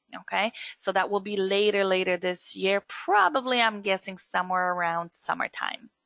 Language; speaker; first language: English; non-native, fluent; Polish